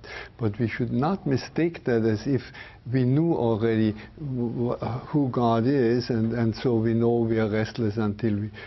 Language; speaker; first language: English; non-native, fluent; German